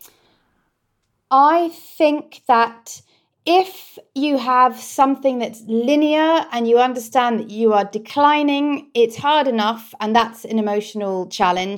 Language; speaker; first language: English; native; English